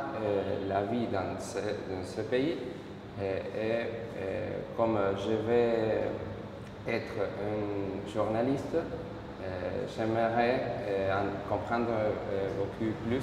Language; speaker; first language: French; non-native, fluent; Spanish